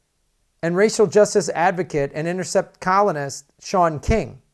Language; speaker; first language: English; native; English